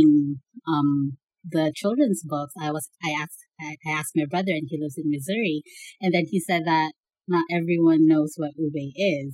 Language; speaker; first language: English; non-native, local second language; Bikol